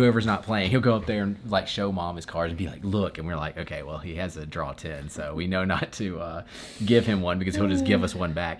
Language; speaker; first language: English; native; English